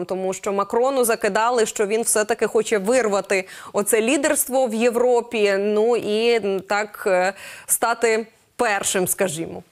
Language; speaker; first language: Ukrainian; native; Ukrainian